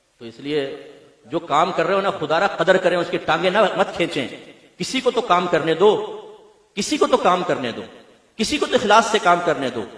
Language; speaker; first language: Urdu; native; Urdu